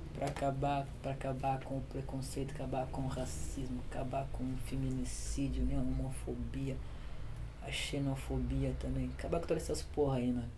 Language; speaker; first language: Portuguese; non-native, local second language; Kabuverdianu